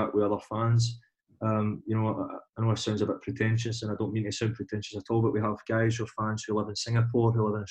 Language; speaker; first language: English; native; English